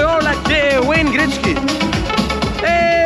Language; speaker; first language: English; non-native, learner; Portuguese